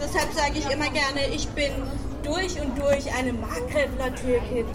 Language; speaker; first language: German; early bilingual, other home language; Turkish